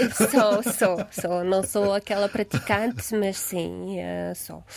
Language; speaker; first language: Portuguese; non-native, fluent; Romanian